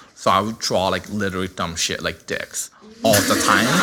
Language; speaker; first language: English; non-native, fluent; Chinese